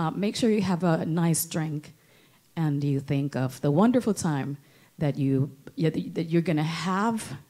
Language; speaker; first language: English; non-native, local second language; Spanish